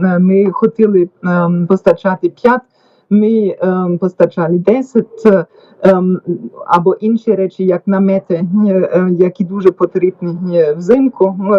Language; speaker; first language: Ukrainian; non-native, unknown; German